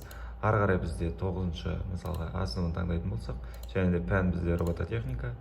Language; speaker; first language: Kazakh; native; Kazakh